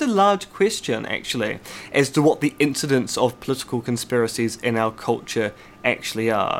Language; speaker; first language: English; native; English